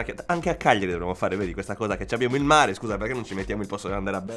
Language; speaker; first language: Italian; native; Italian